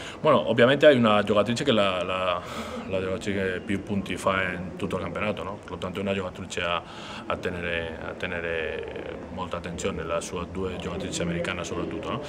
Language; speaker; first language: Italian; non-native, learner; Spanish